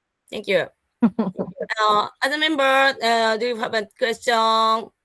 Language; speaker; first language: English; non-native, learner; Japanese